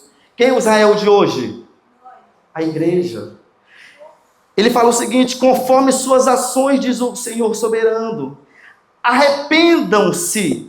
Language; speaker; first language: Portuguese; native; Portuguese